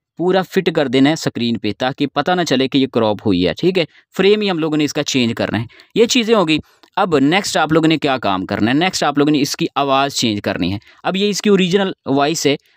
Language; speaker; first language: Urdu; non-native, local second language; Sindhi